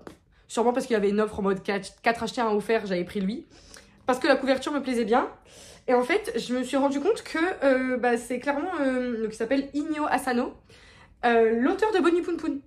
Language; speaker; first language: French; native; French